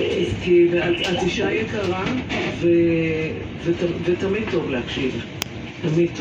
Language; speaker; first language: Hebrew; native; Hebrew